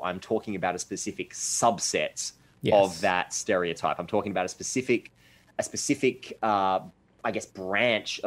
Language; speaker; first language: English; native; English